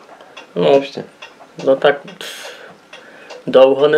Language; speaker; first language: Polish; non-native, local second language; Rusyn